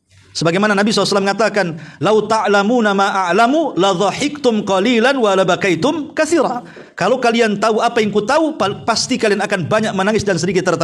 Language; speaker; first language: Indonesian; native; Indonesian